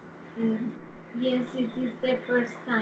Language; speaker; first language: English; non-native, learner; Spanish